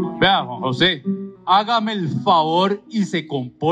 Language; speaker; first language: Spanish; native; Spanish